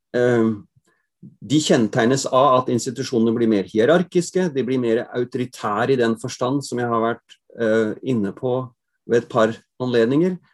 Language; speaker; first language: Norwegian; native; Norwegian